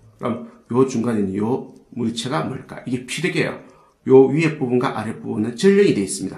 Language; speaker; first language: Korean; native; Korean